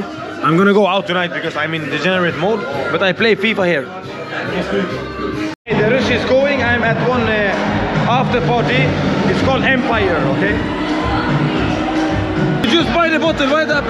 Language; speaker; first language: English; non-native, learner; Portuguese